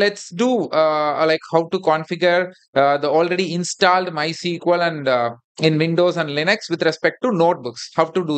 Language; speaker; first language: English; non-native, local second language; Tamil